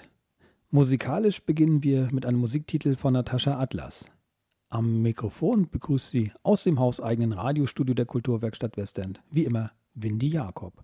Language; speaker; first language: German; native; German